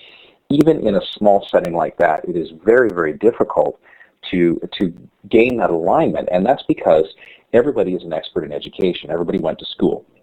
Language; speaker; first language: English; native; English